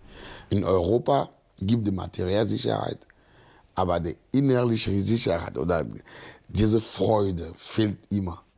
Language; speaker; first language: German; non-native, fluent; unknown